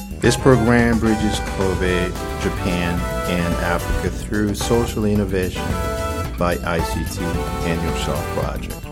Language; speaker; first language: English; non-native, fluent; Japanese